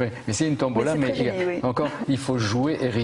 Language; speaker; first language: French; native; French